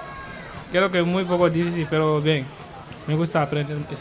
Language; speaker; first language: Spanish; non-native, learner; Mandingo